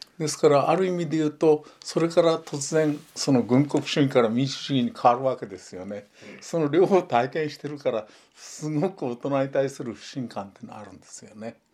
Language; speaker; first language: Japanese; native; Japanese